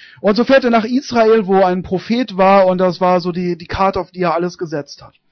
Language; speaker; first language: German; native; German